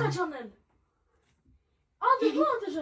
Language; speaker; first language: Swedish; early bilingual, other home language; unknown